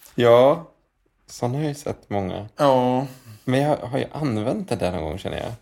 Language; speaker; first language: Swedish; native; Swedish